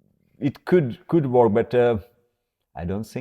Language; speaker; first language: English; non-native, fluent; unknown